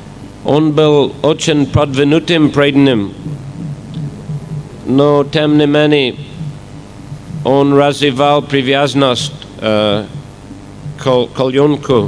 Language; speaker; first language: Russian; non-native, fluent; English